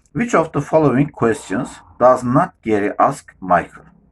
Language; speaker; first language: English; non-native, fluent; Turkish